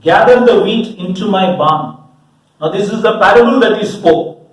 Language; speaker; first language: English; non-native, local second language; Malayalam